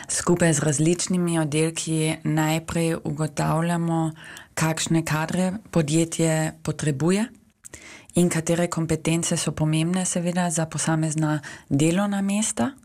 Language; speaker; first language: Slovenian; native; Slovenian